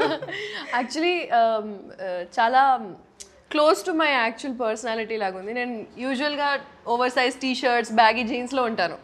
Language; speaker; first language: Telugu; non-native, local second language; Hindi